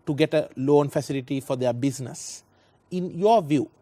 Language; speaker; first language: English; non-native, local second language; Sinhala